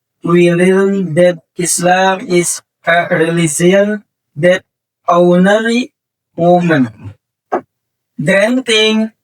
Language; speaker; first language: English; non-native, learner; Indonesian